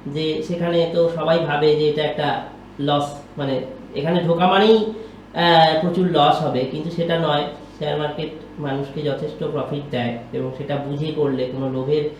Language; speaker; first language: Bangla; native; Bangla